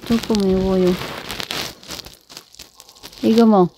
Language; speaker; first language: Korean; non-native, learner; Filipino